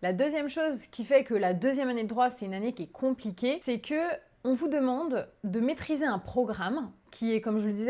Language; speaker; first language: French; native; French